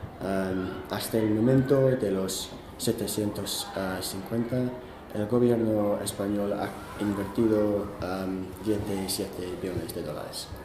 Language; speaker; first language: Spanish; non-native, fluent; English